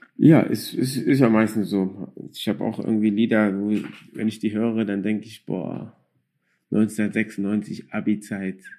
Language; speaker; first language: German; early bilingual, other home language; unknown